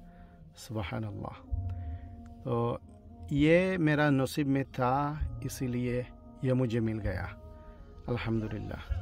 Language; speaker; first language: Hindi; non-native, fluent; Bangla